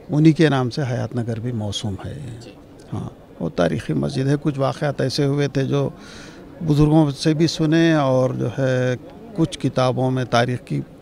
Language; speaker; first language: Hindi; non-native, local second language; Urdu